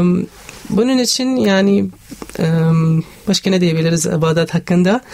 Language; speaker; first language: Turkish; non-native, learner; Arabic